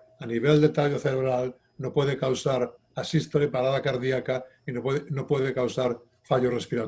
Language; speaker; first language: Spanish; native; Spanish